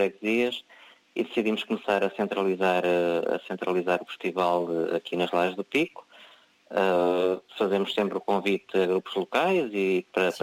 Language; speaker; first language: Portuguese; native; Portuguese